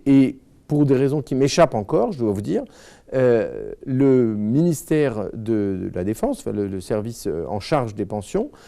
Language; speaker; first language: French; native; French